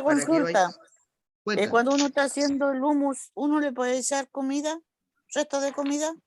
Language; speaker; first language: Spanish; native; Spanish